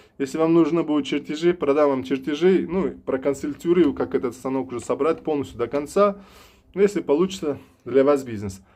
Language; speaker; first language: Russian; non-native, local second language; Uzbek